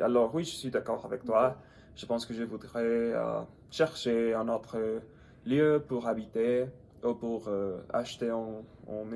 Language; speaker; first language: French; non-native, learner; English